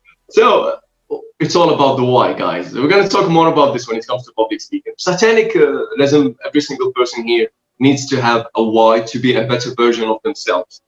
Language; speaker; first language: English; non-native, fluent; Arabic